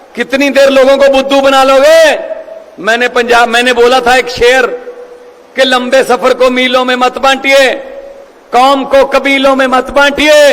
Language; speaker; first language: Hindi; non-native, local second language; Punjabi